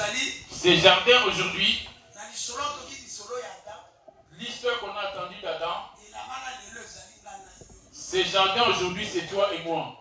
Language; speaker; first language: French; non-native, local second language; Lingala